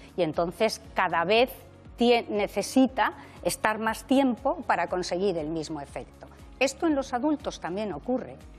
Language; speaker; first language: Spanish; native; Spanish